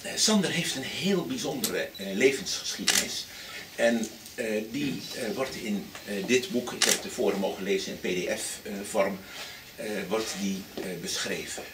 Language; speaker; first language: Dutch; native; Dutch